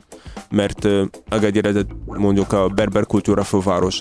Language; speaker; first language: Hungarian; non-native, learner; Arabic